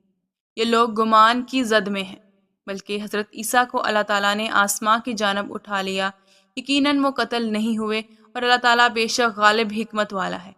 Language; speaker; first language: Urdu; native; Urdu